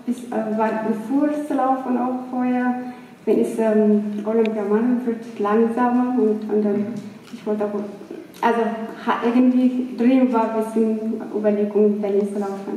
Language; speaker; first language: German; non-native, learner; Amharic